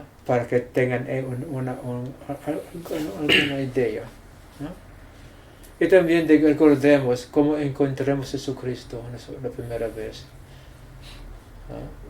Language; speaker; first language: Spanish; non-native, fluent; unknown